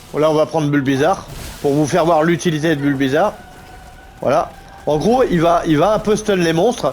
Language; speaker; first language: French; native; French